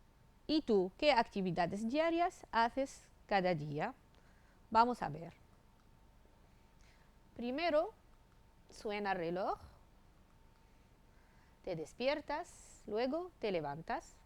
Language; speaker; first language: Spanish; non-native, fluent; Arabic